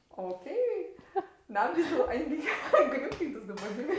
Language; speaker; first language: German; non-native, fluent; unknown